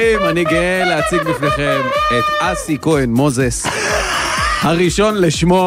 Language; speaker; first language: Hebrew; native; Hebrew